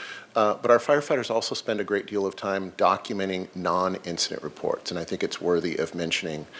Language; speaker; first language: English; native; English